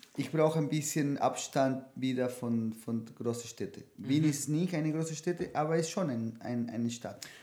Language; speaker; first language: German; non-native, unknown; Spanish